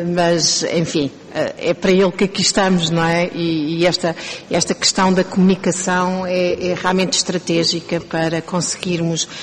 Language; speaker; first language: Portuguese; native; Portuguese